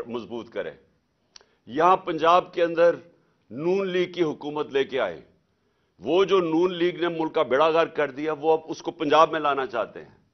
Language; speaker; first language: Urdu; native; Urdu